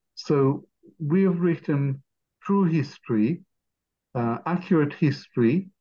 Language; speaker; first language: English; non-native, fluent; Arabic